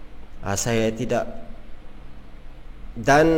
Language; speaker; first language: Malay; native; Malay